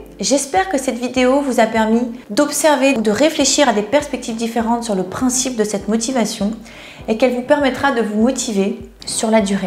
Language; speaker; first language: French; native; French